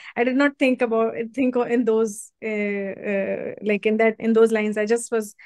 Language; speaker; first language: English; non-native, local second language; Hindi